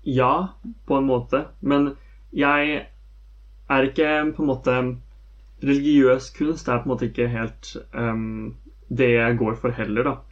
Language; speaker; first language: Norwegian; native; Norwegian